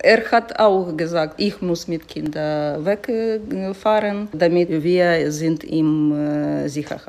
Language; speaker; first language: German; non-native, learner; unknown